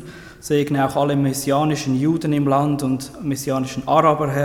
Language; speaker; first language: German; native; German